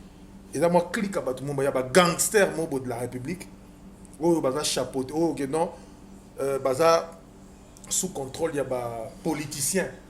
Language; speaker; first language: French; non-native, local second language; Lingala